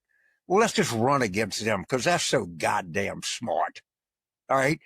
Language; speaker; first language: English; native; English